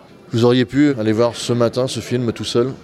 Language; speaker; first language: French; native; French